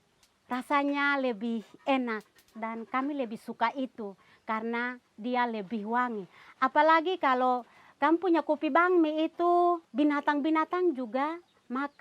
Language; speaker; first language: Indonesian; non-native, local second language; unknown